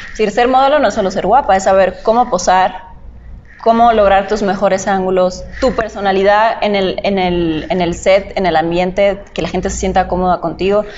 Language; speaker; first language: Spanish; native; Spanish